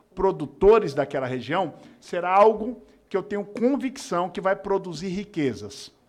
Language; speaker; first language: Portuguese; native; Portuguese